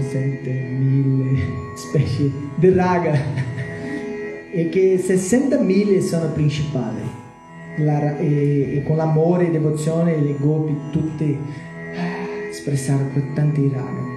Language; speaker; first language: Italian; non-native, learner; Portuguese